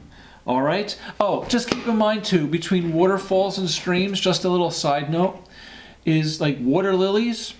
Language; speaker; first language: English; native; English